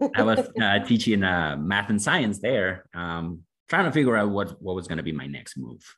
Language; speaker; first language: English; non-native, fluent; Spanish